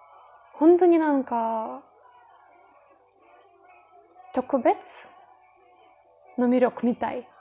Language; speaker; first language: Japanese; non-native, learner; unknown